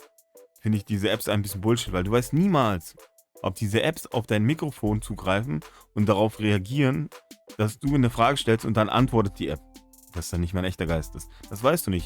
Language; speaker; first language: German; native; German